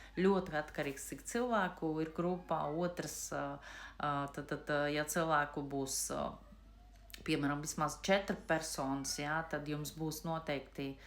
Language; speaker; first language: Latvian; non-native, local second language; Russian